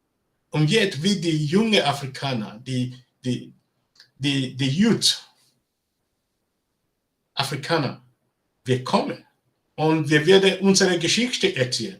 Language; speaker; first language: German; non-native, learner; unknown